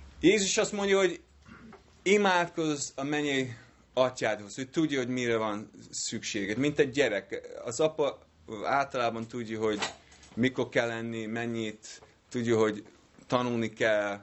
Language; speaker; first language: Hungarian; non-native, learner; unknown